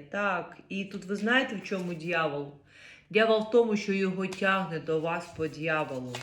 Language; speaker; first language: Ukrainian; non-native, local second language; Russian